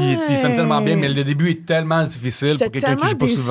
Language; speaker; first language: French; native; French